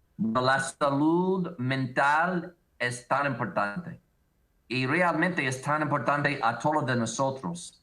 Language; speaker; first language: Spanish; non-native, learner; English